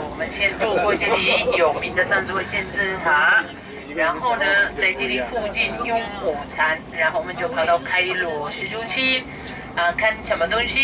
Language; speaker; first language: Chinese; non-native, fluent; Arabic